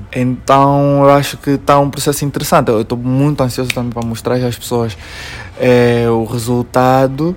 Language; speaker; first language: Portuguese; native; Portuguese